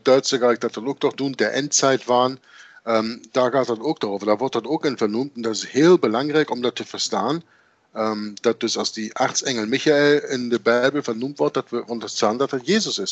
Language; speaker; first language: Dutch; native; Dutch